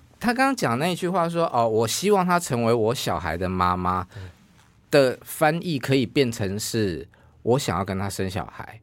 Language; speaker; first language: Chinese; native; Chinese